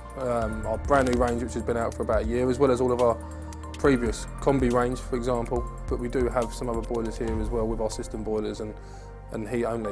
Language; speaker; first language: English; native; English